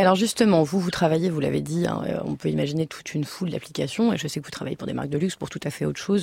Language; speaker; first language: French; native; French